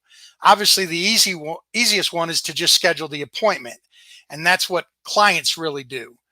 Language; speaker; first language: English; native; English